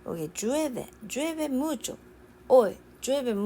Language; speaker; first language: Spanish; non-native, learner; Japanese